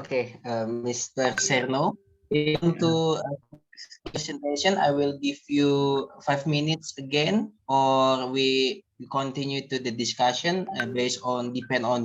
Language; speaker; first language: English; non-native, learner; Indonesian